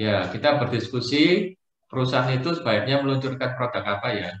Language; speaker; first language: Indonesian; native; Indonesian